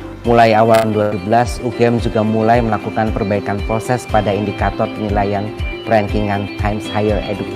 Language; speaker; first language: Indonesian; native; Indonesian